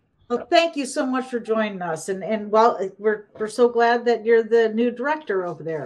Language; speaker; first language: English; native; English